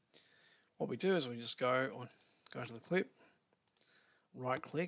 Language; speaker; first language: English; native; English